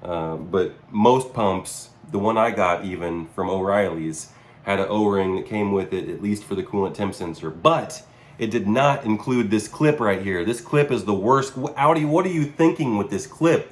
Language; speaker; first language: English; native; English